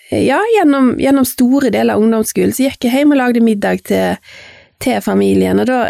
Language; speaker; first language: Norwegian; native; Norwegian